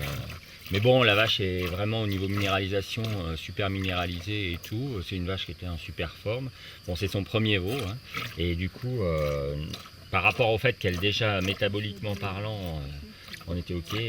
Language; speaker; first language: French; native; French